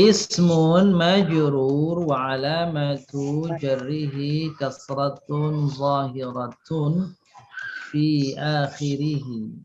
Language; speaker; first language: Arabic; non-native, fluent; Indonesian